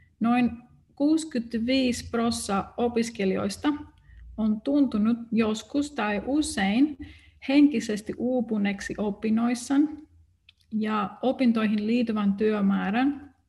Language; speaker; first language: Finnish; non-native, fluent; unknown